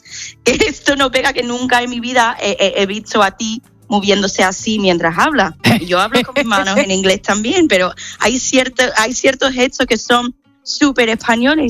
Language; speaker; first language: Spanish; non-native, fluent; English